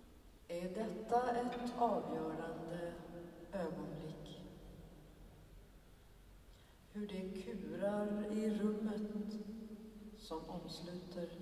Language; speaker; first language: Swedish; native; Swedish